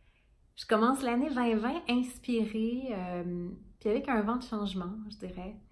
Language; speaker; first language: French; native; French